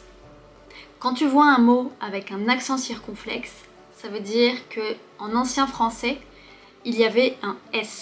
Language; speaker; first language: French; native; French